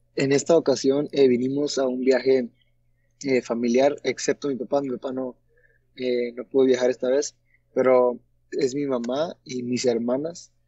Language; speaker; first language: Spanish; early bilingual, heritage; Spanish